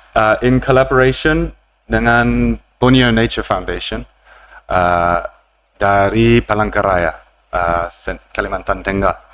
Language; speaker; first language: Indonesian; non-native, learner; English